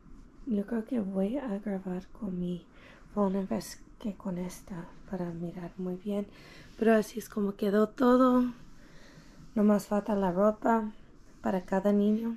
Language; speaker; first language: Spanish; early bilingual, heritage; English